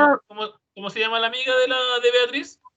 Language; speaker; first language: Spanish; native; Spanish